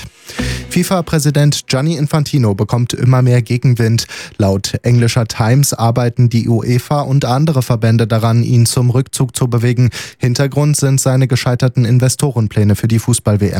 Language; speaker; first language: German; native; German